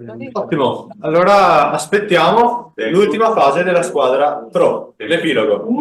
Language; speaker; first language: Italian; native; Italian